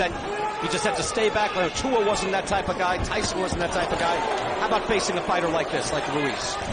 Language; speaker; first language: English; native; English